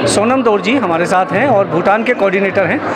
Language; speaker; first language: Hindi; native; Hindi